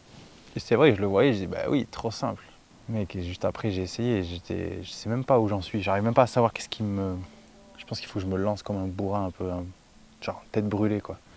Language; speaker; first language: French; native; French